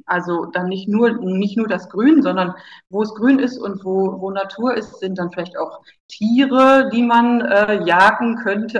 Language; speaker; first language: German; native; German